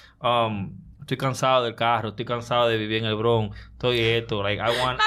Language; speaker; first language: Spanish; native; Spanish